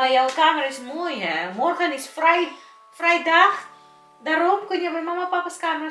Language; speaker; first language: Dutch; non-native, learner; Cebuano